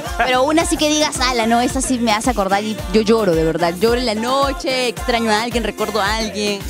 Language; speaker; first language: Spanish; native; Spanish